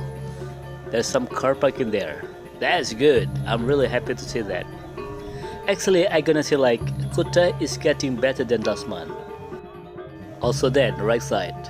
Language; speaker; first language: English; non-native, local second language; Indonesian